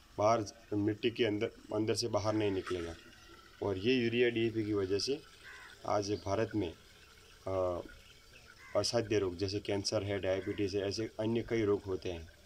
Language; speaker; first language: Hindi; non-native, local second language; Gujarati